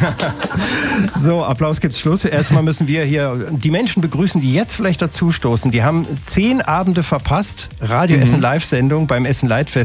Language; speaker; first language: German; native; German